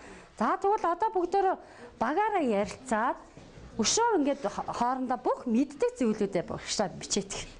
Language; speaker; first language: Mongolian; native; Mongolian